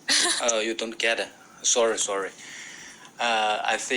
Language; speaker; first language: English; non-native, learner; Chinese